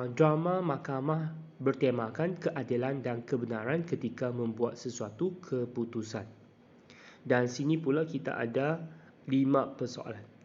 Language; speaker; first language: Malay; non-native, local second language; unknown